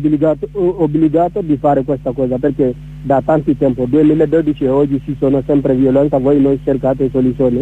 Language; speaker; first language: Italian; non-native, learner; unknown